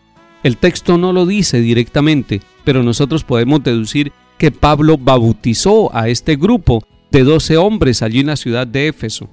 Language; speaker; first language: Spanish; native; Spanish